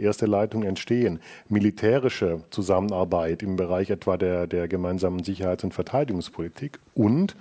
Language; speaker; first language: German; native; German